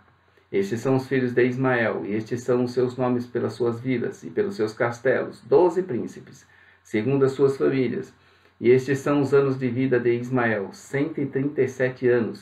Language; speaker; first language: Portuguese; native; Portuguese